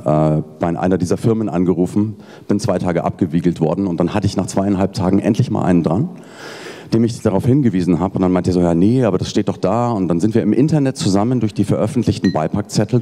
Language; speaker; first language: German; native; German